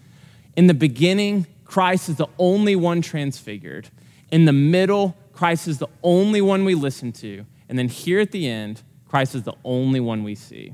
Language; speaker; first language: English; native; English